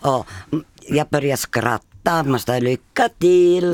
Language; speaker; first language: Swedish; non-native, fluent; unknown